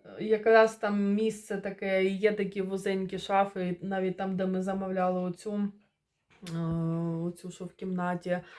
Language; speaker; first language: Ukrainian; non-native, local second language; Russian